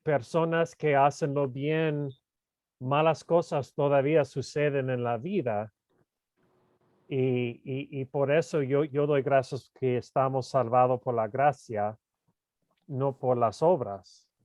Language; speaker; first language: Spanish; non-native, fluent; English